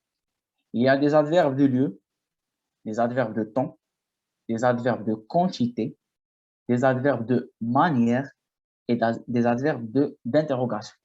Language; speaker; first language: French; non-native, fluent; Arabic